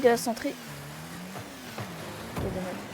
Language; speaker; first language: French; native; French